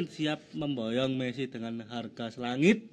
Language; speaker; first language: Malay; non-native, local second language; Javanese